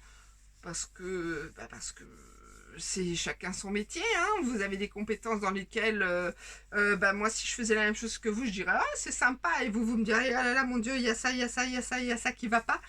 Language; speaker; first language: French; native; French